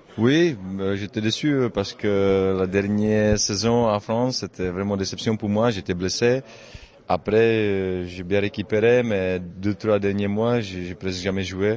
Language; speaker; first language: French; non-native, fluent; Czech